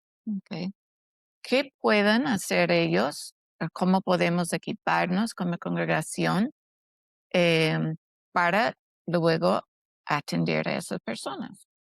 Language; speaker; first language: Spanish; non-native, fluent; English